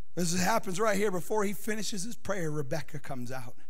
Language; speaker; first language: English; native; English